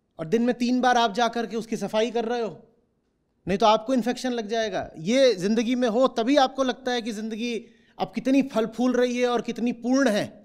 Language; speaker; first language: Hindi; native; Hindi